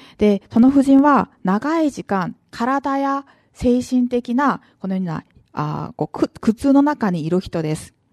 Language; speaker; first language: Japanese; non-native, fluent; Korean